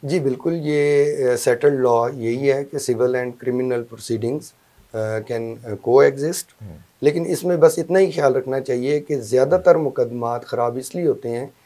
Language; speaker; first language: Urdu; non-native, local second language; Punjabi